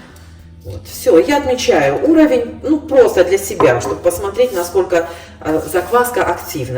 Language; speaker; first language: Russian; native; Russian